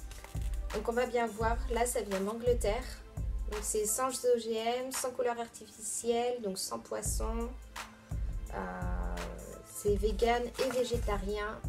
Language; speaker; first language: French; native; French